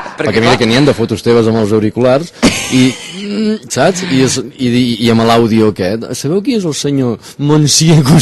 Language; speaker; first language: Catalan; native; Catalan